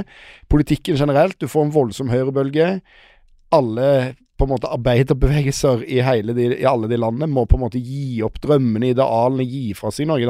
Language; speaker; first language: Norwegian; native; Norwegian